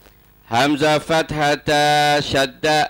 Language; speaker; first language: Arabic; non-native, learner; Malay